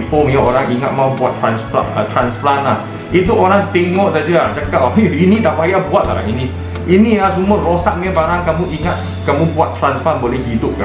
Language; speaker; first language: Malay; non-native, local second language; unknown